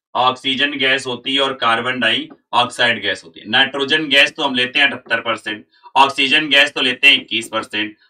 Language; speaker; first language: Hindi; native; Hindi